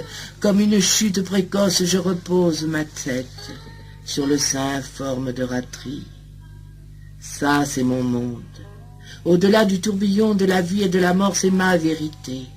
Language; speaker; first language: French; native; French